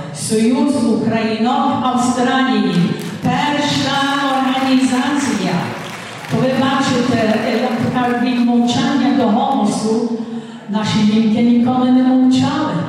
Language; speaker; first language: Ukrainian; early bilingual, heritage; Ukrainian